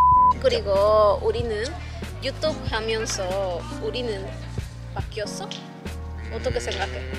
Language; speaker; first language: Korean; non-native, learner; Spanish